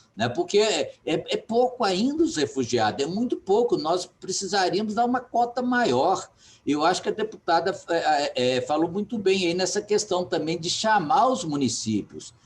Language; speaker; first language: Portuguese; native; Portuguese